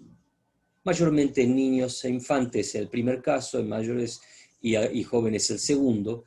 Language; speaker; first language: Spanish; native; Spanish